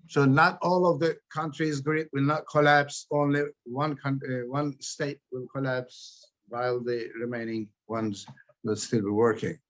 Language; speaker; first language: English; non-native, fluent; Turkish